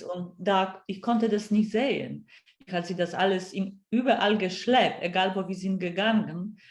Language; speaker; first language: German; non-native, fluent; Polish